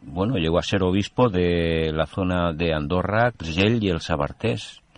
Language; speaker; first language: Spanish; non-native, local second language; Catalan